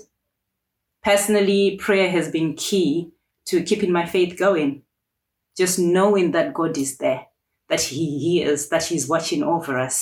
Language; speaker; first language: English; native; English